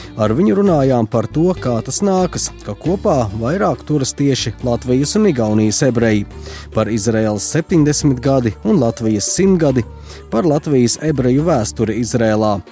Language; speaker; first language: Latvian; native; Latvian